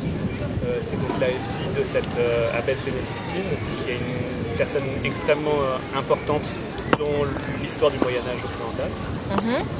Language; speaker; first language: French; native; French